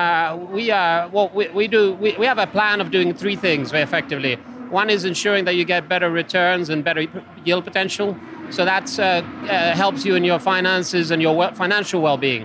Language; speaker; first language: English; non-native, fluent; Finnish